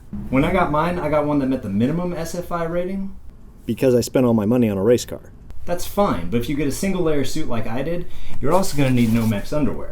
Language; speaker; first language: English; native; English